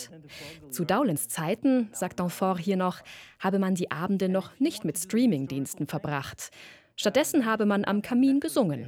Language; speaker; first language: German; native; German